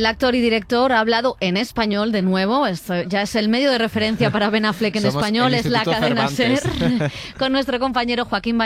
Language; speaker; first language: Spanish; native; Spanish